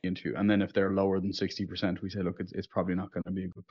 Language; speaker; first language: English; native; English